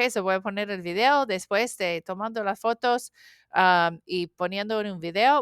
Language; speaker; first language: Spanish; non-native, learner; English